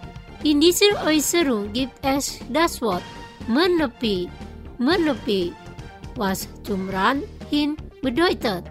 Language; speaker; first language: German; non-native, fluent; Indonesian